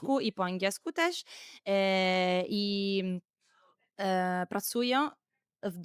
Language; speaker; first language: Polish; non-native, learner; Italian